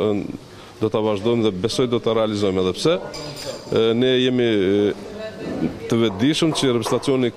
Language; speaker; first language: Albanian; native; Albanian